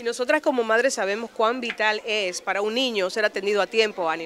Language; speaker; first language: Spanish; native; Spanish